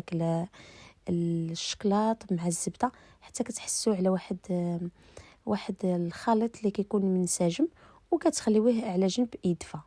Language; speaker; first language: Arabic; native; Arabic